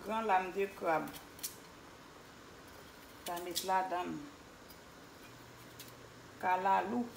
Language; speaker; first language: French; non-native, local second language; Haitian Creole